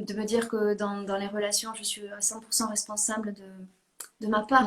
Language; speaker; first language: French; native; French